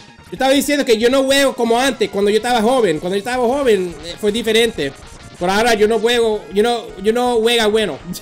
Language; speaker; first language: Spanish; non-native, learner; English